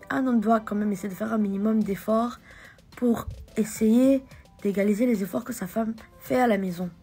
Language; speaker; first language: French; native; French